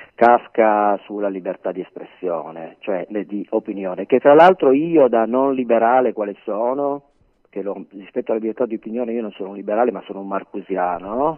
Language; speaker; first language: Italian; native; Italian